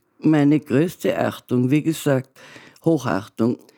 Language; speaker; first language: German; native; German